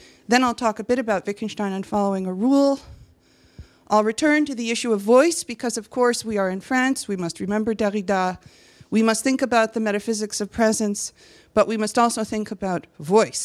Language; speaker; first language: English; native; English